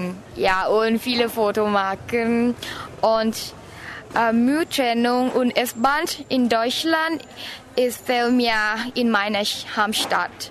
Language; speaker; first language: German; non-native, learner; Thai